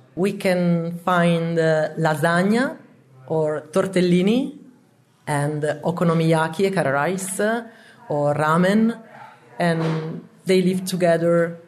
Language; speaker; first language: English; non-native, learner; Italian